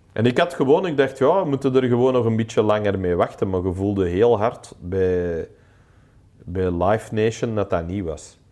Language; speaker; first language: Dutch; non-native, local second language; English